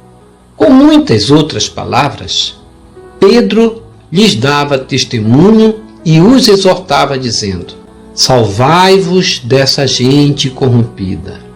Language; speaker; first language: Portuguese; native; Portuguese